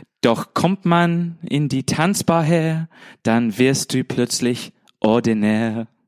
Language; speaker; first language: German; non-native, fluent; English